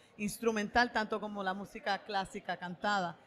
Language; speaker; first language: Spanish; native; Spanish